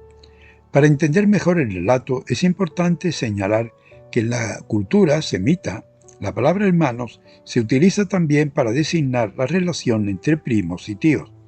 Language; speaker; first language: Spanish; native; Spanish